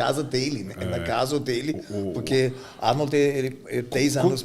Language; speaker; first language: Portuguese; non-native, fluent; German